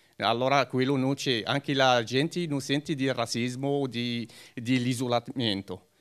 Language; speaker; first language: Italian; non-native, learner; Arabic